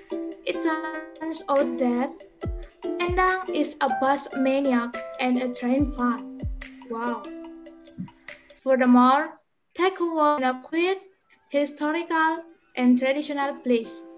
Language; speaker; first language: English; non-native, learner; Indonesian